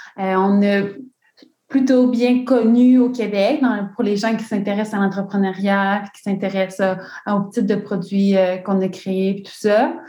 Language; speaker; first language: French; native; French